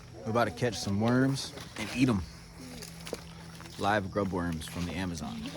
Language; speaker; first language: English; native; English